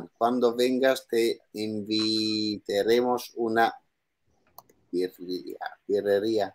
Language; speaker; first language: Spanish; non-native, learner; Italian